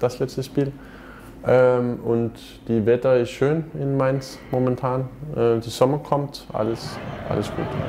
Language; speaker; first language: German; non-native, fluent; Danish